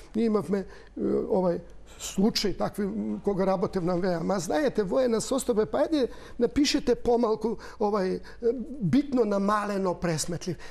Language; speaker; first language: Macedonian; native; Macedonian